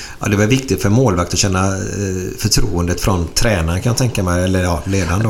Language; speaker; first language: Swedish; native; Swedish